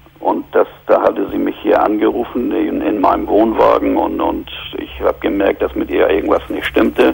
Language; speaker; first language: German; native; German